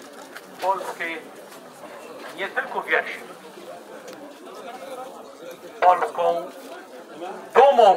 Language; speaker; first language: Polish; non-native, fluent; Arabic